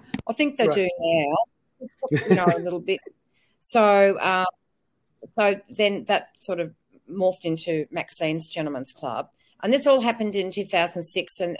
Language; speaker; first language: English; native; English